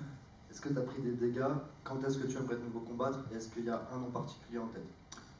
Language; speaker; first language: French; native; French